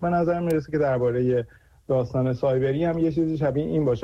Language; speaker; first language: Persian; native; Persian